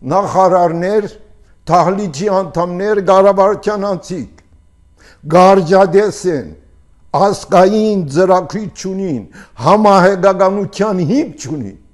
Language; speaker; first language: Armenian; early bilingual, heritage; Armenian